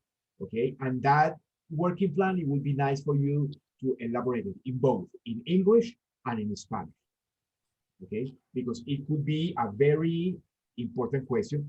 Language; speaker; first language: English; non-native, fluent; Spanish